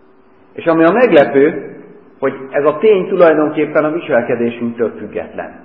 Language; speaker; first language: Hungarian; native; Hungarian